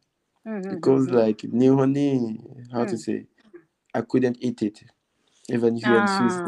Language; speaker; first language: English; non-native, fluent; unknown